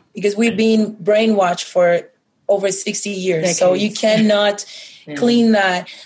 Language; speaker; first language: English; non-native, fluent; Spanish